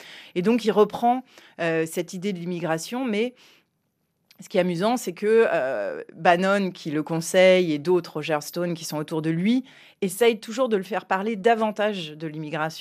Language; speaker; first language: French; native; French